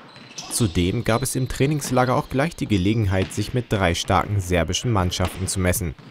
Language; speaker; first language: German; native; German